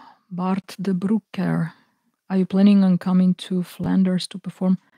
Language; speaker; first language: English; non-native, fluent; Ukrainian